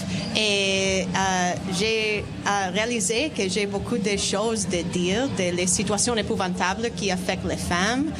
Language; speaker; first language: French; non-native, learner; Spanish